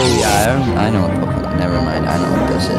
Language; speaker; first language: English; native; English